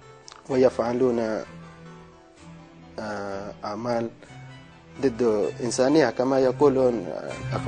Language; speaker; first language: Arabic; non-native, learner; Malay